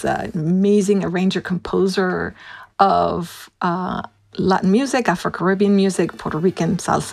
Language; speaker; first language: English; non-native, fluent; Spanish